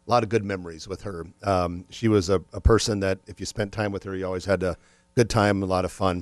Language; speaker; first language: English; native; English